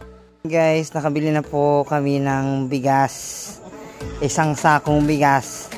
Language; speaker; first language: Filipino; native; Filipino